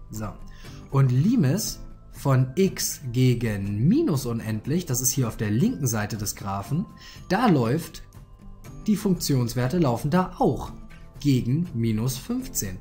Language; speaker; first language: German; native; German